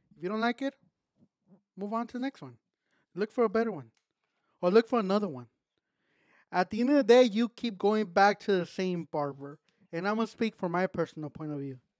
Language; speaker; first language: English; early bilingual, other home language; Spanish